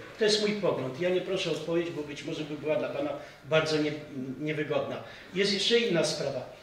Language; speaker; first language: Polish; native; Polish